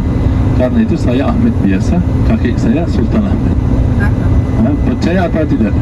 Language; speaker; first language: Indonesian; non-native, learner; Turkish